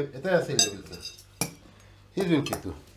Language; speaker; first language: Russian; non-native, local second language; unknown